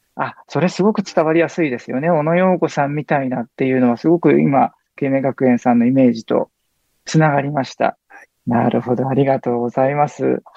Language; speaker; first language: Japanese; native; Japanese